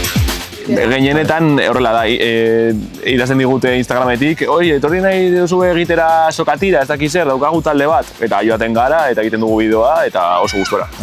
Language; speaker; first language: Basque; non-native, local second language; Spanish